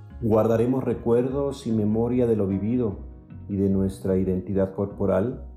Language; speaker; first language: Spanish; native; Spanish